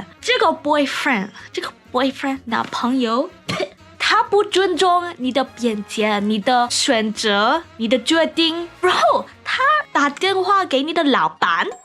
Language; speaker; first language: Chinese; non-native, learner; English